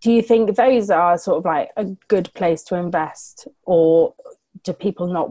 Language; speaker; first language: English; native; English